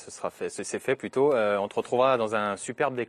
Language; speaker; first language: French; native; French